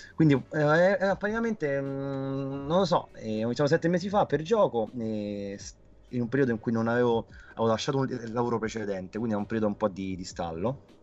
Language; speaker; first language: Italian; native; Italian